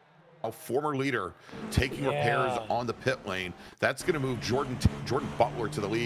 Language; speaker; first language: English; native; English